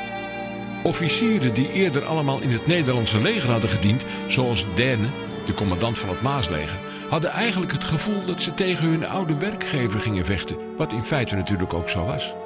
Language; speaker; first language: Dutch; native; Dutch